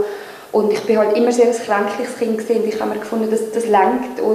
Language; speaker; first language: German; native; German